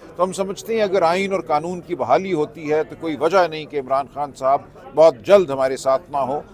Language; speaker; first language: Urdu; native; Urdu